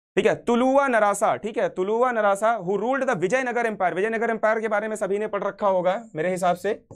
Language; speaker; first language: Hindi; native; Hindi